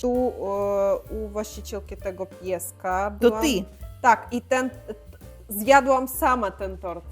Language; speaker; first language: Polish; non-native, fluent; Russian